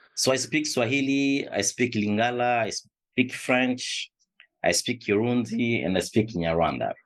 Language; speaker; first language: English; non-native, fluent; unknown